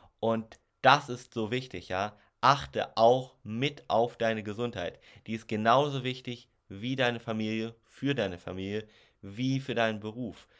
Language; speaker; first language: German; native; German